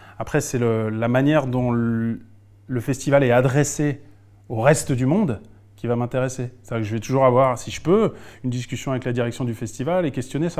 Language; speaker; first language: French; native; French